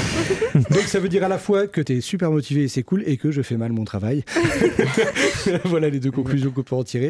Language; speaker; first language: French; native; French